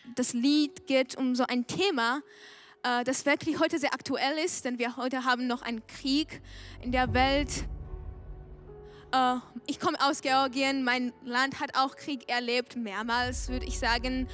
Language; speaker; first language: German; non-native, fluent; Georgian